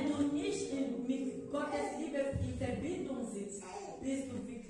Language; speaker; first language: German; non-native, fluent; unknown